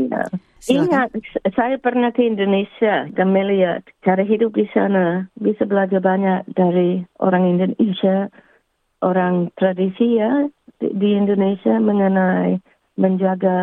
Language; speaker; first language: Indonesian; early bilingual, heritage; English